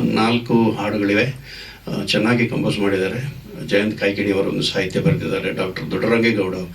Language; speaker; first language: Kannada; non-native, local second language; Tulu